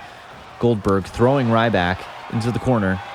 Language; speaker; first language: English; native; English